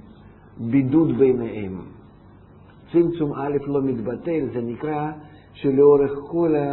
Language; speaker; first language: Hebrew; non-native, fluent; Russian